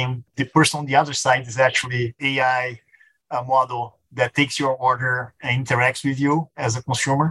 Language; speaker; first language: English; non-native, fluent; Portuguese